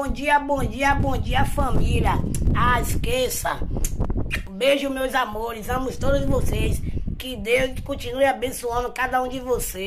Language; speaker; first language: Portuguese; native; Portuguese